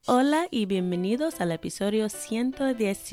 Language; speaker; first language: Spanish; non-native, fluent; English